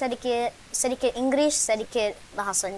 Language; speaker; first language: Indonesian; non-native, learner; English